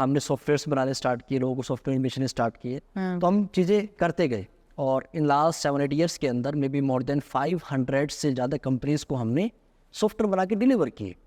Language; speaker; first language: Hindi; native; Hindi